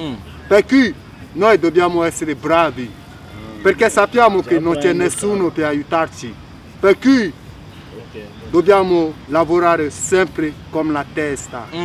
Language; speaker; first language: Italian; non-native, fluent; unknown